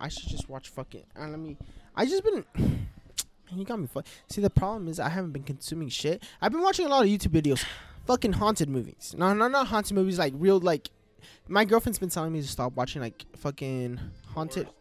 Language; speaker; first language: English; early bilingual, other home language; Spanish